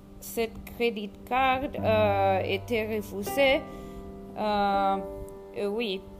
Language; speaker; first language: French; non-native, learner; Spanish